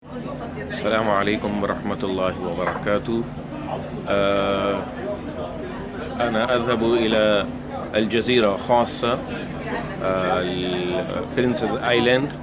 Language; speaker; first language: Arabic; non-native, fluent; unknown